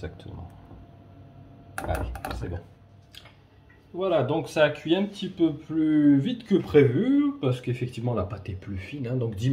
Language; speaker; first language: French; native; French